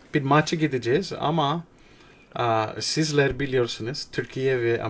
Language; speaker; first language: Turkish; non-native, learner; English